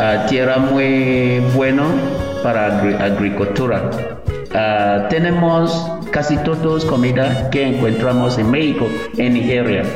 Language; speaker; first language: Spanish; non-native, learner; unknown